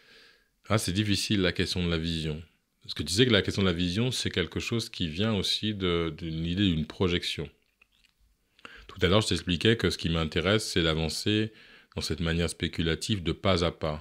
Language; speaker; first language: French; native; French